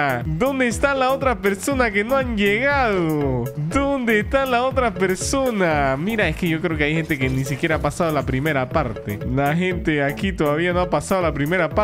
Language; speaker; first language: Spanish; native; Spanish